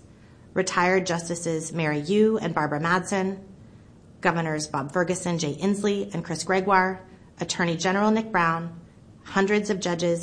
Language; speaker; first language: English; native; English